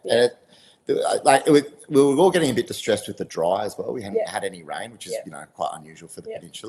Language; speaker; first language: English; native; English